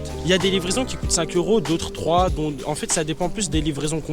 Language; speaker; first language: French; native; French